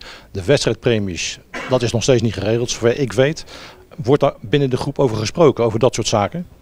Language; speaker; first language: Dutch; native; Dutch